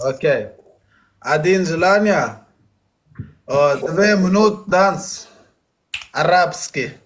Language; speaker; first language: Russian; non-native, learner; Turkmen